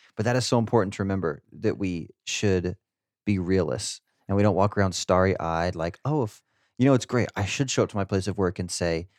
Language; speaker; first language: English; native; English